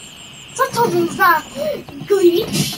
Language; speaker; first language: Polish; early bilingual, heritage; Polish